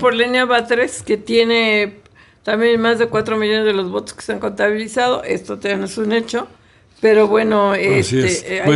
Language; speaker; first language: Spanish; native; Spanish